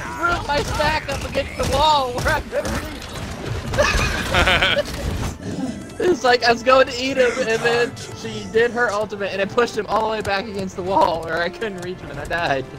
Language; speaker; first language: English; native; English